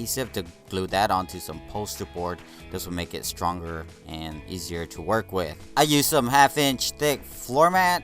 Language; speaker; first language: English; native; English